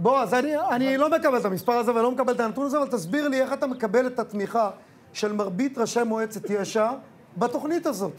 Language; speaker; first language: Hebrew; native; Hebrew